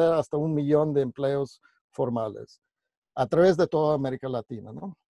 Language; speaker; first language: Spanish; non-native, fluent; English